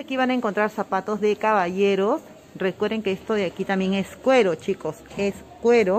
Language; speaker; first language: Spanish; native; Spanish